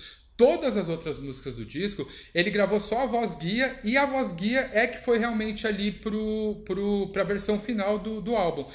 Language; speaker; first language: Portuguese; native; Portuguese